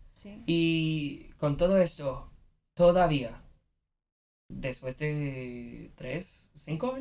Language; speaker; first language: Spanish; non-native, fluent; English